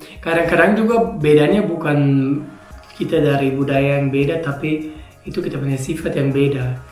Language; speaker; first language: Indonesian; non-native, fluent; German